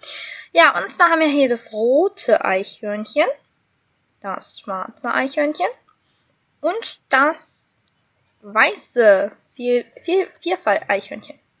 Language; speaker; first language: German; native; German